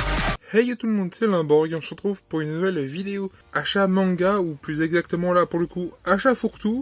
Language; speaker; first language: French; native; French